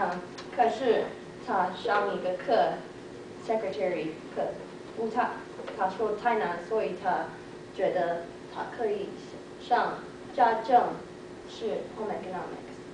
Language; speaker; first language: Chinese; non-native, learner; English